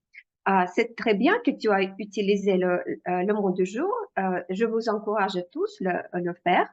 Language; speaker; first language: French; non-native, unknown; Russian